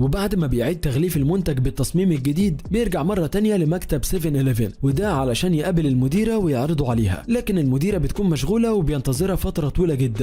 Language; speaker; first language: Arabic; native; Arabic